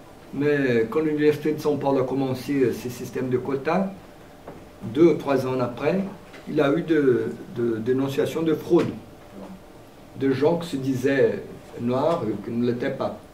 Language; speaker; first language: French; non-native, fluent; Portuguese